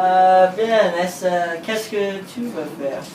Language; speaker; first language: French; non-native, learner; English